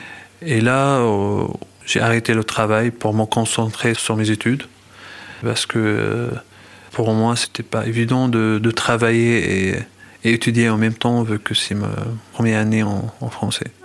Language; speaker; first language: French; non-native, fluent; Arabic